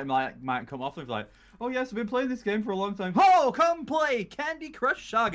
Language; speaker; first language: English; native; English